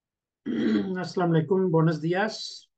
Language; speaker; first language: Spanish; non-native, fluent; Urdu